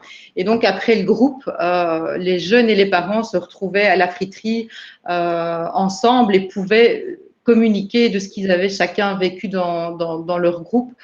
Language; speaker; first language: French; native; French